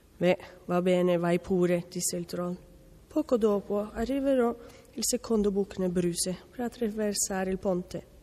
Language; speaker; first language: Italian; non-native, fluent; Norwegian